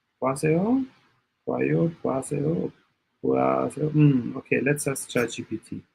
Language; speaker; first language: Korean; non-native, learner; Italian